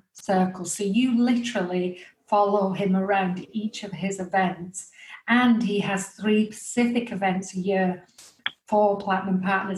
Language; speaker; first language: English; native; English